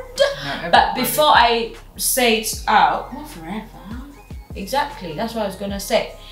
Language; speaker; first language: English; non-native, local second language; Ganda